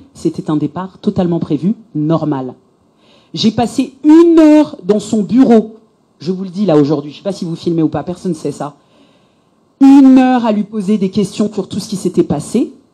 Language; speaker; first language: French; native; French